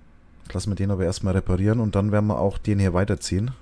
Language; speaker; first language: German; native; German